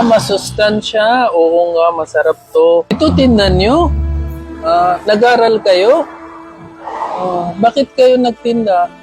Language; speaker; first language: Filipino; non-native, local second language; Cebuano